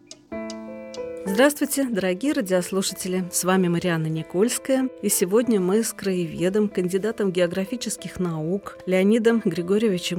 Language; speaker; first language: Russian; native; Russian